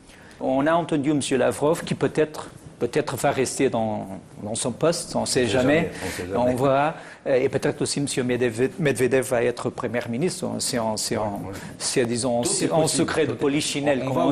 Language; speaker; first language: French; non-native, fluent; Portuguese